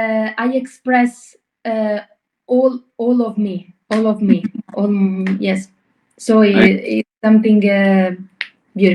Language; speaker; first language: English; non-native, learner; Italian